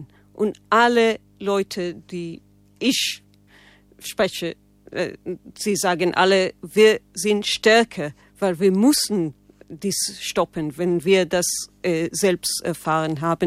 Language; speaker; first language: German; non-native, learner; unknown